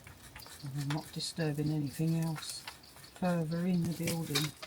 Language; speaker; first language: English; native; English